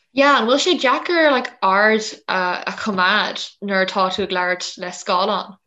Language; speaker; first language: Irish; non-native, local second language; English